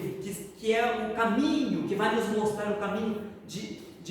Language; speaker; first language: Portuguese; native; Portuguese